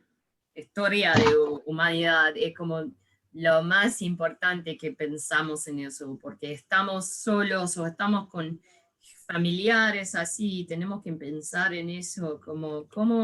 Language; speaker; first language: Spanish; early bilingual, heritage; English